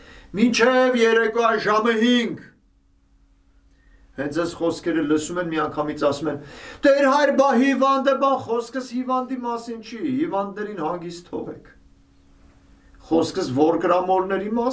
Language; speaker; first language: Armenian; native; Armenian